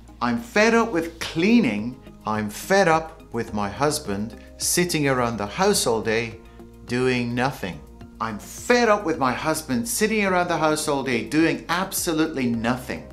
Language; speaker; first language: English; native; English